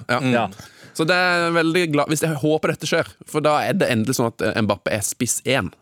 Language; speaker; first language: Norwegian; native; Norwegian